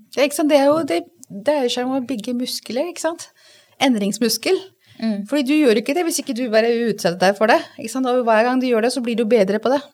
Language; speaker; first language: Norwegian; non-native, fluent; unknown